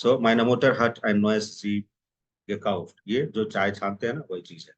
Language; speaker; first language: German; non-native, fluent; Hindi